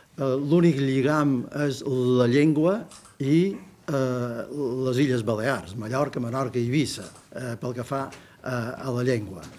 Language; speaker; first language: Catalan; native; Catalan